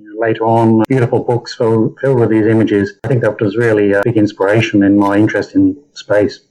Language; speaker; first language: English; native; English